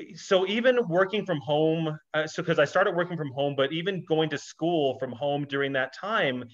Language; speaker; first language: English; native; English